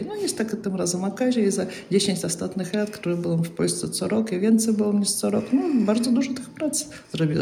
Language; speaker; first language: Polish; non-native, fluent; Russian